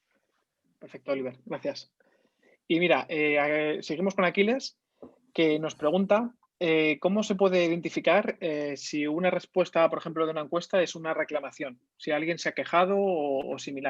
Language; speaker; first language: Spanish; native; Spanish